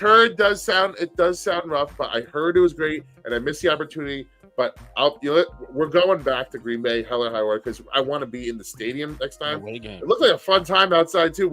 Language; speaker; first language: English; native; English